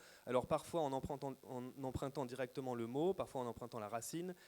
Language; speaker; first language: French; native; French